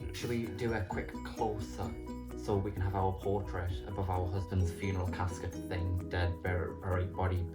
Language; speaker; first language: English; native; English